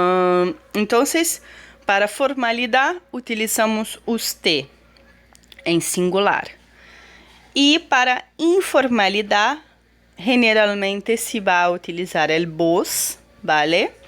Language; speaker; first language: Spanish; non-native, fluent; Portuguese